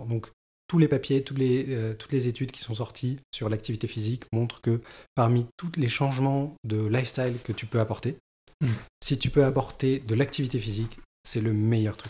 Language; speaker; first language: French; native; French